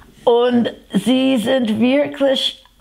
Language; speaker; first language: German; non-native, fluent; English